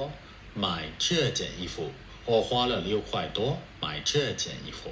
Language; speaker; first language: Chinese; non-native, fluent; Burmese